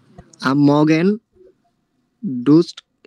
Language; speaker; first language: German; non-native, learner; Bangla